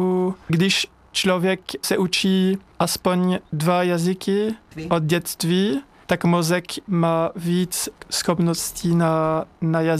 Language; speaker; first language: Czech; non-native, learner; French